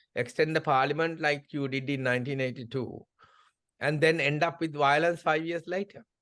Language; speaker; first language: English; non-native, local second language; Sinhala